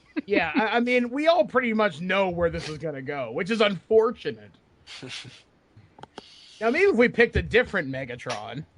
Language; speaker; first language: English; native; English